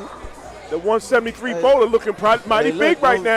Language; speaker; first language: English; native; English